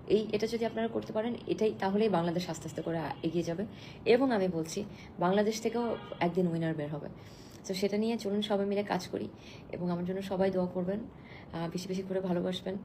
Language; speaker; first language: Bangla; native; Bangla